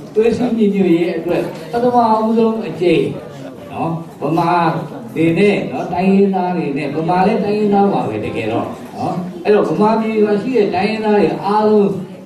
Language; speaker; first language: Burmese; native; Burmese